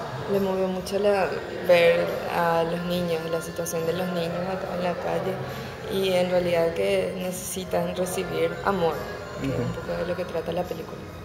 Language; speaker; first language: Spanish; native; Spanish